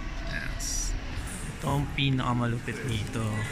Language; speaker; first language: Filipino; native; Filipino